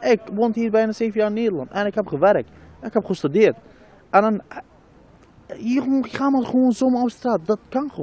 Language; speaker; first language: Dutch; non-native, fluent; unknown